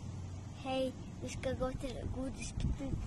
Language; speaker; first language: Swedish; non-native, learner; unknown